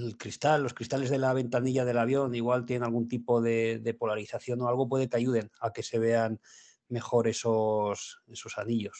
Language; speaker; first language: Spanish; native; Spanish